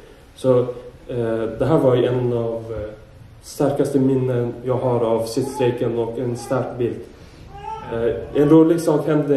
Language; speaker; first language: Swedish; non-native, fluent; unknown